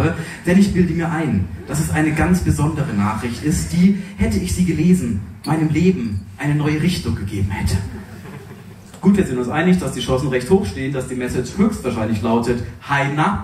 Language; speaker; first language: German; native; German